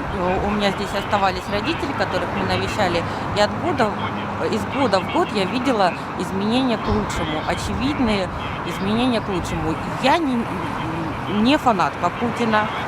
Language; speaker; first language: Russian; native; Russian